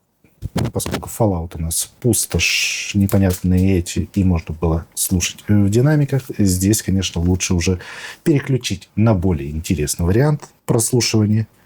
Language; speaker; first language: Russian; native; Russian